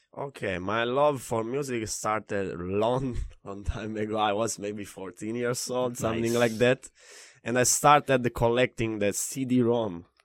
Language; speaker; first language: English; non-native, fluent; Italian